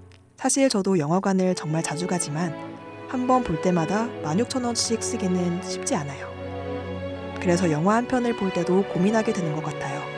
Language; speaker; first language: Korean; native; Korean